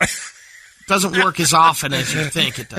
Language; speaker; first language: English; native; English